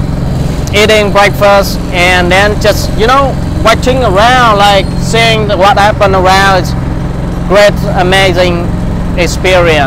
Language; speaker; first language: English; non-native, fluent; Vietnamese